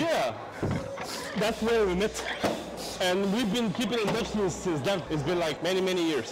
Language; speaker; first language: English; non-native, fluent; Bulgarian